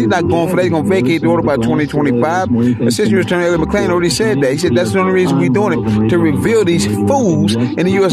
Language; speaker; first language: English; native; English